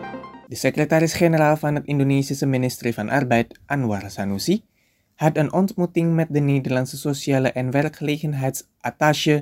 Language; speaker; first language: Dutch; non-native, fluent; Indonesian